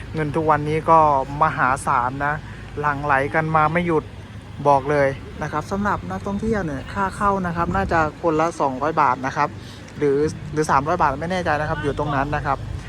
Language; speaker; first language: Thai; native; Thai